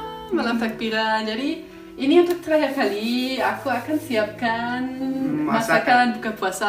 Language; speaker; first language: Indonesian; non-native, fluent; German